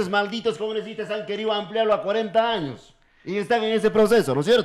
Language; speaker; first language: Spanish; native; Spanish